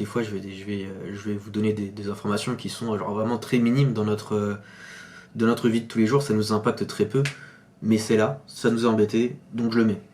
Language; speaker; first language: French; native; French